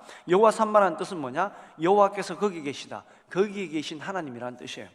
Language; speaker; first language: Korean; native; Korean